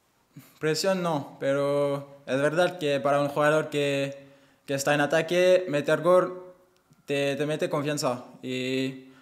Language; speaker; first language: Spanish; non-native, fluent; French